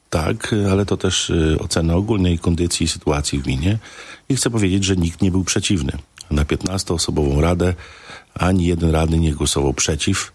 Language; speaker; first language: Polish; native; Polish